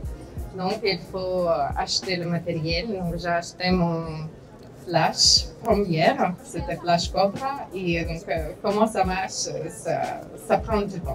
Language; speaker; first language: French; non-native, fluent; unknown